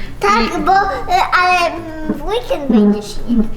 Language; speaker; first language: Polish; early bilingual, heritage; Polish